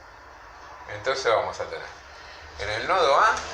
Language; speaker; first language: Spanish; native; Spanish